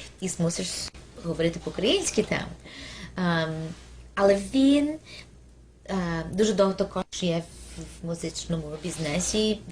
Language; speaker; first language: Ukrainian; early bilingual, heritage; Ukrainian